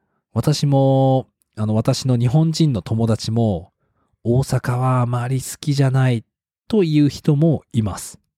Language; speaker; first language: Japanese; non-native, fluent; English